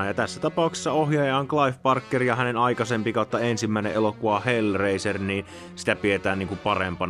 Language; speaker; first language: Finnish; native; Finnish